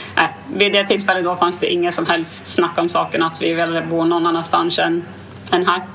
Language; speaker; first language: Swedish; native; Swedish